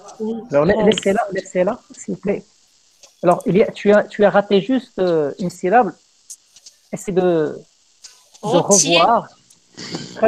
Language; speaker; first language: French; non-native, local second language; Arabic